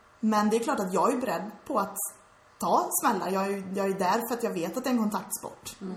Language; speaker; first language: Swedish; early bilingual, heritage; English